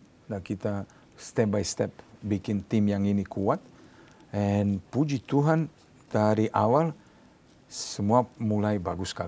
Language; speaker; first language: Indonesian; non-native, learner; Serbian